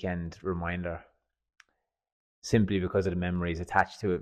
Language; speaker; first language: English; native; English